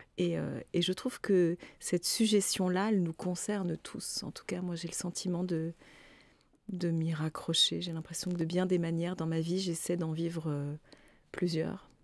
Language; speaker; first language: French; native; French